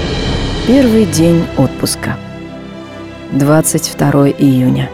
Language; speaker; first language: Russian; native; Russian